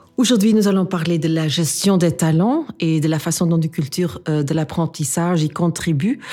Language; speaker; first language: French; non-native, local second language; Dutch